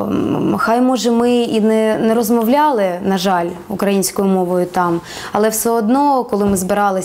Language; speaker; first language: Ukrainian; non-native, local second language; Russian